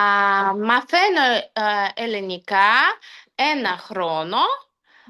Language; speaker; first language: Greek; non-native, learner; Russian